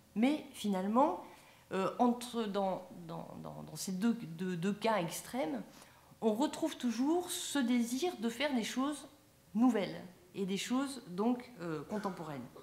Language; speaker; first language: French; native; French